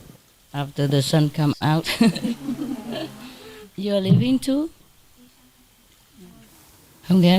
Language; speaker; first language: English; non-native, fluent; Vietnamese